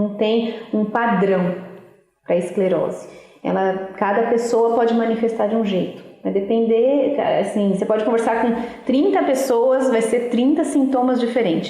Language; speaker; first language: Portuguese; native; Portuguese